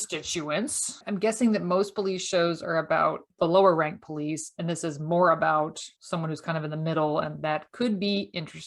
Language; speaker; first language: English; native; English